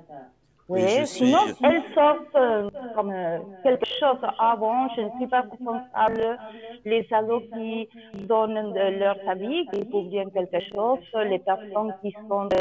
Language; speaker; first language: French; non-native, learner; Spanish